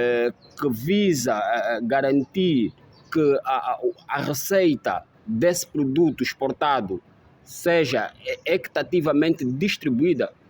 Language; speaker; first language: Portuguese; native; Portuguese